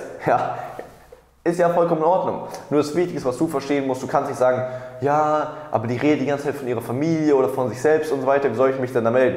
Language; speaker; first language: German; native; German